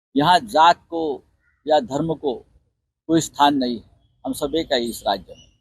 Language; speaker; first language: Hindi; non-native, local second language; Marathi